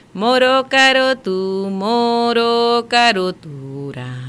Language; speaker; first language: Spanish; non-native, local second language; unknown